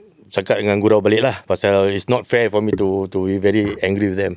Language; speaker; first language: English; non-native, local second language; Malay